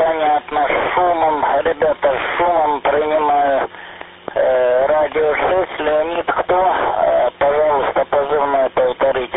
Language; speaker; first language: Russian; native; Russian